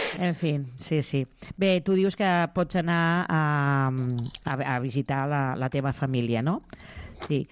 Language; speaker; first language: Catalan; native; Catalan